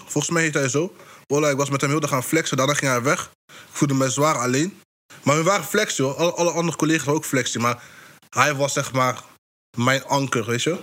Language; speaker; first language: Dutch; early bilingual, other home language; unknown